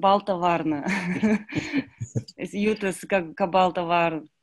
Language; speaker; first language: Latvian; non-native, learner; Kazakh